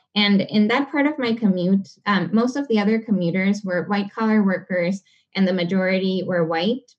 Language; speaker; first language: English; non-native, fluent; Spanish